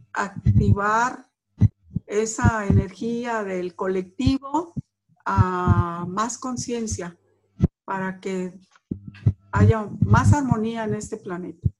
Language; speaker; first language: Spanish; native; Spanish